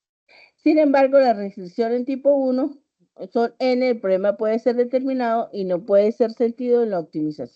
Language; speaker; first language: Spanish; native; Spanish